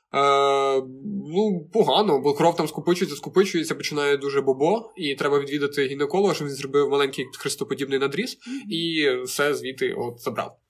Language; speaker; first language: Ukrainian; native; Ukrainian